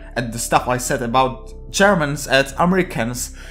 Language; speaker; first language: English; non-native, fluent; Polish